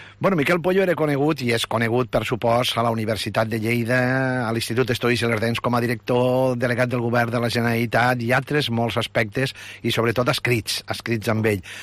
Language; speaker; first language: Catalan; native; Catalan